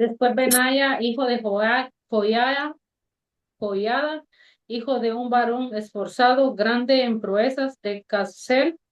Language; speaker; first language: Spanish; native; Spanish